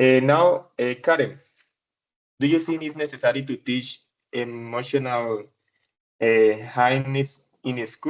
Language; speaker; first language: English; non-native, learner; Spanish